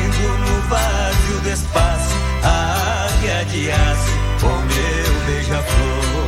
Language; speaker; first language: Portuguese; native; Portuguese